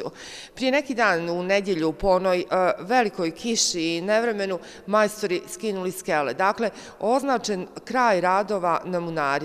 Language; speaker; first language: Croatian; native; Croatian